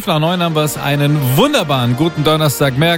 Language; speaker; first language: German; native; German